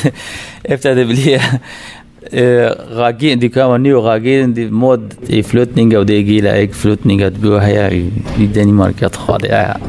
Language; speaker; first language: Danish; non-native, learner; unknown